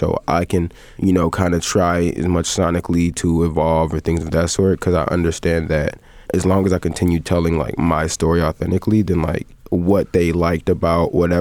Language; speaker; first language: English; native; English